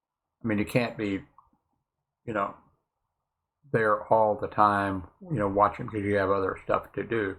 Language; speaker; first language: English; native; English